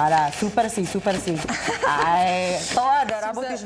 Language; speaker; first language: Macedonian; non-native, learner; Filipino